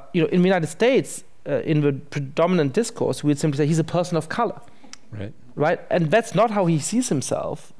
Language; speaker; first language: English; non-native, fluent; German